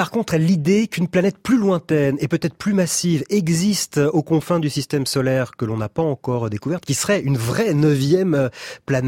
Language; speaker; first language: French; native; French